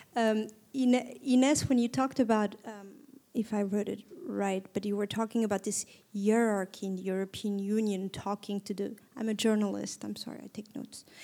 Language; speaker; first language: English; non-native, fluent; Turkish